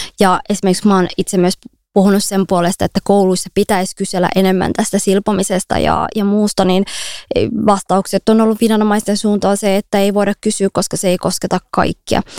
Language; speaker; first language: Finnish; early bilingual, other home language; Somali